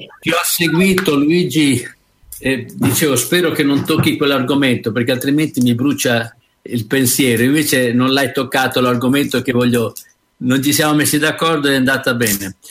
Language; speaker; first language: Italian; native; Italian